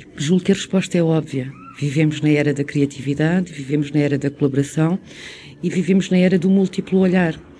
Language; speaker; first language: Portuguese; native; Portuguese